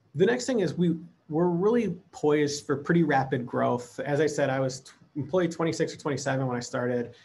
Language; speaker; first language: English; native; English